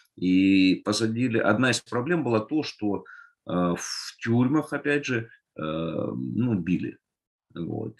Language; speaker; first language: Russian; native; Russian